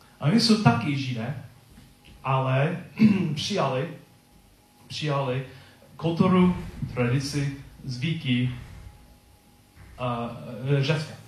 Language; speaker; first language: Czech; non-native, learner; English